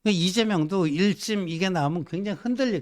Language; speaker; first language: Korean; native; Korean